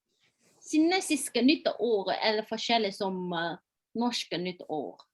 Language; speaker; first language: Norwegian; non-native, fluent; Chinese